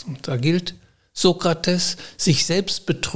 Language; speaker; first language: German; native; German